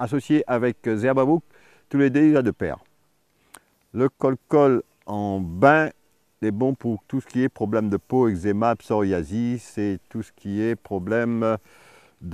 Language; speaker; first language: French; native; French